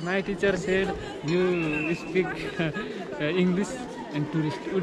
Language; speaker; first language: English; non-native, learner; Nepali